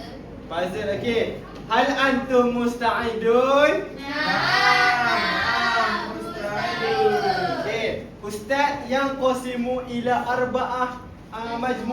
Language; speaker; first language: Arabic; non-native, learner; Malay